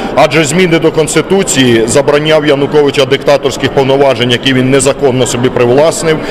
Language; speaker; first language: Ukrainian; native; Ukrainian